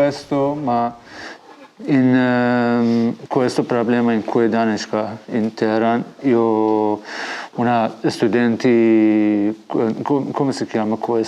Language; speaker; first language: Italian; non-native, learner; Persian